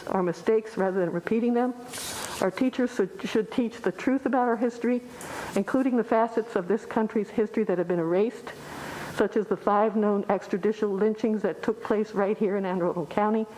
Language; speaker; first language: English; native; English